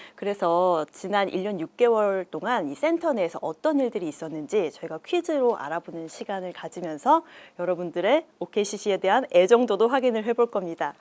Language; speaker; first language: Korean; native; Korean